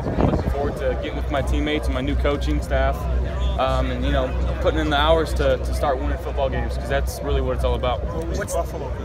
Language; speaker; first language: English; native; English